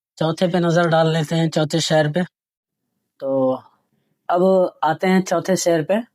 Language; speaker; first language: Urdu; native; Urdu